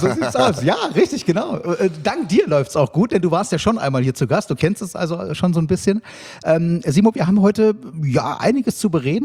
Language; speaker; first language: German; native; German